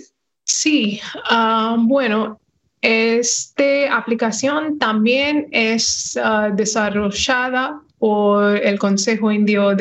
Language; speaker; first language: Spanish; non-native, fluent; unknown